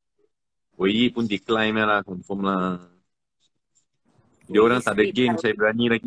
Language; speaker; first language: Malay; non-native, local second language; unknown